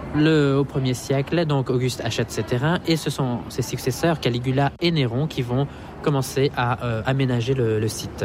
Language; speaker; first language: French; native; French